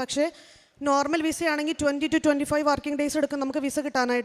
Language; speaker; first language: Malayalam; native; Malayalam